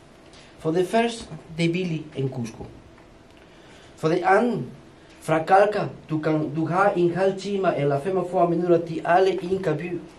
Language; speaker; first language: Danish; non-native, fluent; Spanish